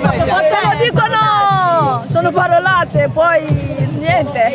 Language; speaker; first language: Italian; non-native, learner; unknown